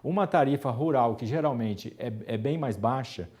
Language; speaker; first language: Portuguese; native; Portuguese